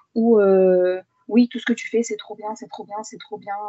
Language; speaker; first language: French; early bilingual, other home language; Arabic